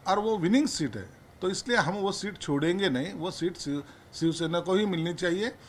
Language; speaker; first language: Hindi; non-native, local second language; Marathi